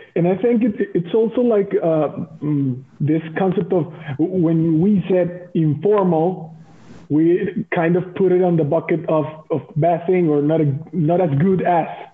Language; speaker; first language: English; non-native, fluent; Spanish